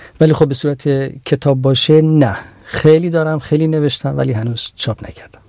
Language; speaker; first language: Persian; non-native, local second language; Central Kurdish